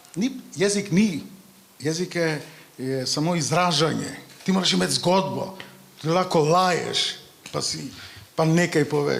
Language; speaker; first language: Slovenian; non-native, fluent; Macedonian